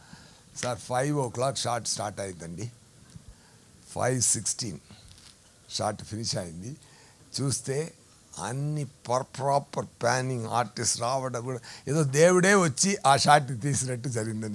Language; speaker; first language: Telugu; non-native, fluent; Tamil